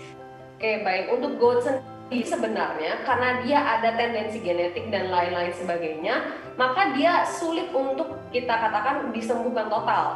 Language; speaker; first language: Indonesian; native; Indonesian